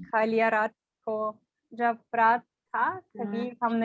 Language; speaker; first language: Hindi; non-native, learner; Russian